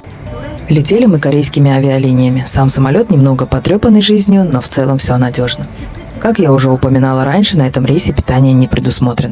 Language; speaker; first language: Russian; native; Russian